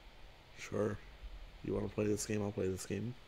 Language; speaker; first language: English; native; English